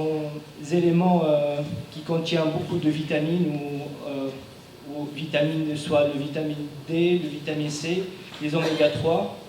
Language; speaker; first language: French; non-native, fluent; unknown